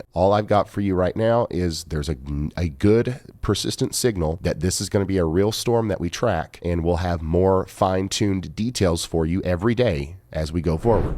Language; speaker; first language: English; native; English